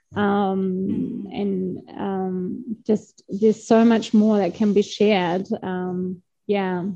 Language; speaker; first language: English; non-native, fluent; German